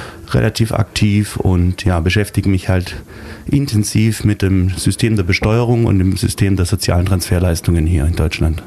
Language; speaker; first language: German; native; German